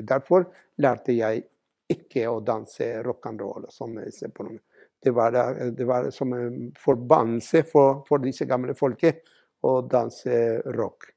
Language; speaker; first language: Norwegian; non-native, fluent; Spanish